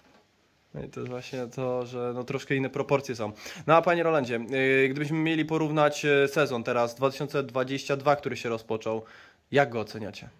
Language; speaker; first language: Polish; native; Polish